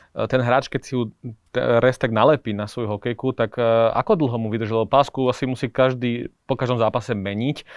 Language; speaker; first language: Slovak; native; Slovak